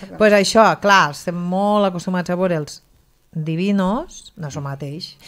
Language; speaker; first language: Catalan; native; Catalan